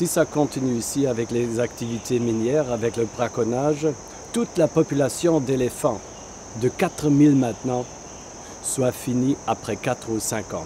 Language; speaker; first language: French; non-native, fluent; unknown